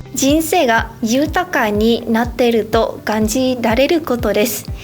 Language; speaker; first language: Japanese; non-native, fluent; Vietnamese